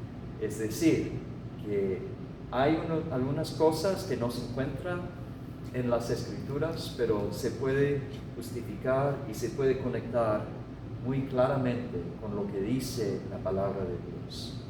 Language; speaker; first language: Spanish; non-native, fluent; English